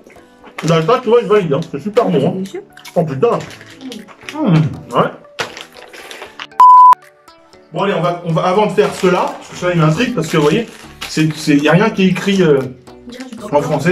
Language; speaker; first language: French; native; French